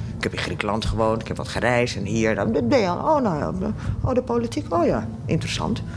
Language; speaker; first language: Dutch; early bilingual, other home language; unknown